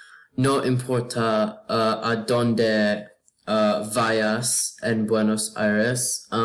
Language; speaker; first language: Spanish; non-native, learner; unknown